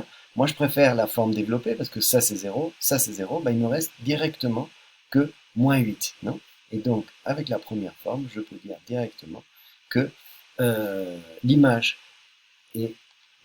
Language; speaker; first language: French; native; French